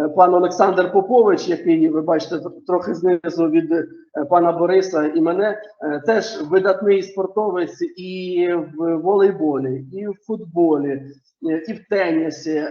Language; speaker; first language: Ukrainian; native; Ukrainian